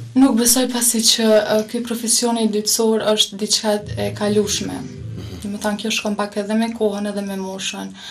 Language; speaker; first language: Albanian; native; Albanian